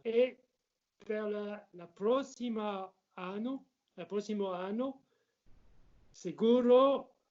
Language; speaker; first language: Italian; non-native, learner; French